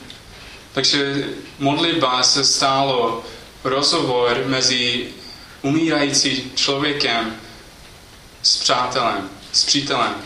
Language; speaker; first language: Czech; non-native, fluent; English